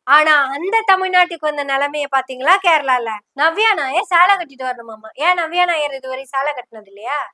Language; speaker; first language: Tamil; non-native, local second language; Malayalam